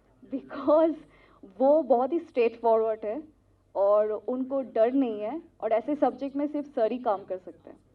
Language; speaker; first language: Hindi; non-native, local second language; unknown